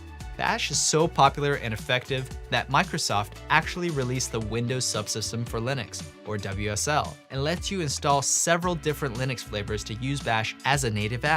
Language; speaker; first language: English; native; English